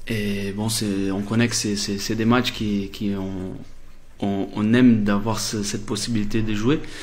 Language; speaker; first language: French; non-native, fluent; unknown